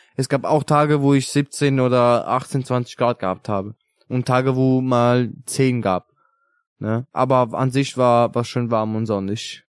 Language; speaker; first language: German; early bilingual, other home language; Italian